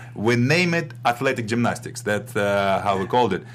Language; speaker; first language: English; non-native, fluent; Russian